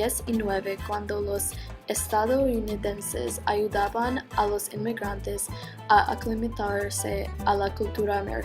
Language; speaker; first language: Spanish; non-native, learner; English